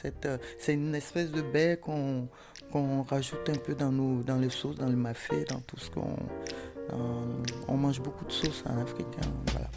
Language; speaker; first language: French; non-native, local second language; Bambara